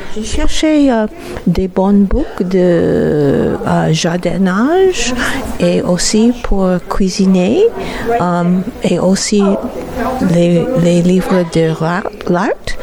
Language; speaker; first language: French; non-native, learner; English